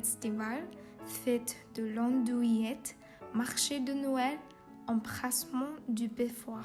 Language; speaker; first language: French; non-native, learner; Vietnamese